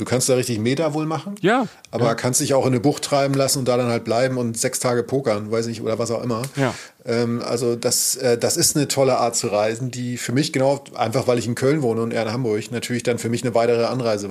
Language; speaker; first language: German; native; German